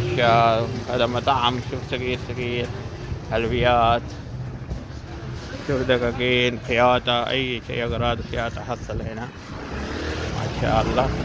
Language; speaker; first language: Arabic; non-native, learner; Urdu